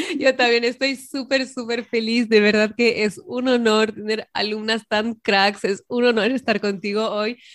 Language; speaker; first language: Spanish; native; Spanish